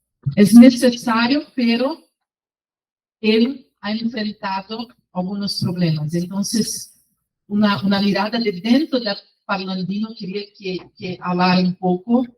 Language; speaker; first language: Spanish; non-native, fluent; Portuguese